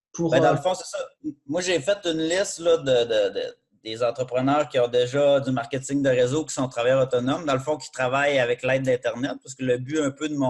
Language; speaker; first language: French; native; French